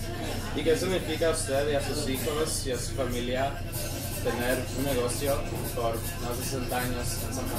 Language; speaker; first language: Spanish; early bilingual, other home language; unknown